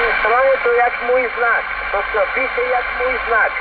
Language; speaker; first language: Polish; non-native, learner; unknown